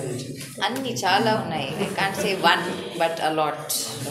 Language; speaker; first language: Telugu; non-native, learner; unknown